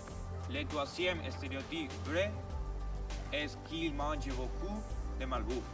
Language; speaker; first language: French; non-native, learner; Spanish